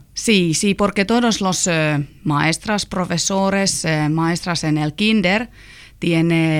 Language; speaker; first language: Spanish; non-native, learner; Finnish